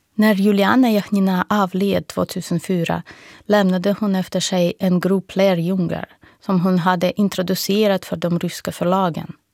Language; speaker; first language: Swedish; non-native, fluent; Russian